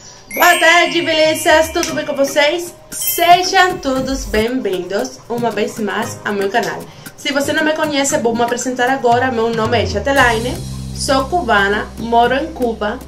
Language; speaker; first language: Portuguese; non-native, learner; Spanish